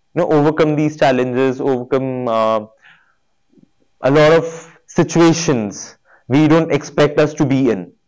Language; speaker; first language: English; non-native, local second language; Hindi